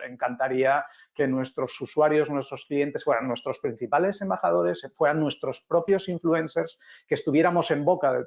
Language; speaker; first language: Spanish; native; Spanish